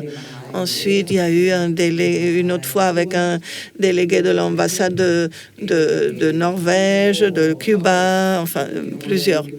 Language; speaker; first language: French; non-native, fluent; Spanish